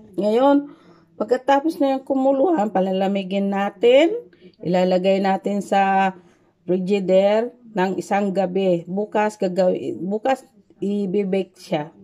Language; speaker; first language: Filipino; native; Filipino